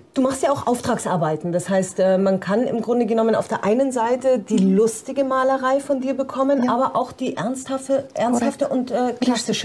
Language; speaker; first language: German; native; German